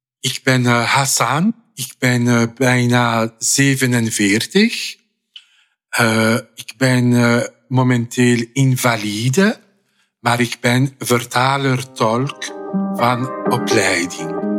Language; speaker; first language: Dutch; non-native, fluent; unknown